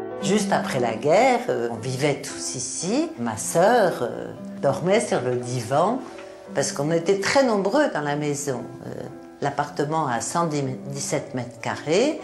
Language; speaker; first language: French; native; French